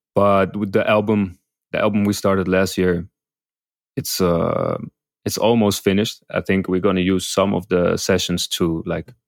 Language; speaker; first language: English; non-native, fluent; Dutch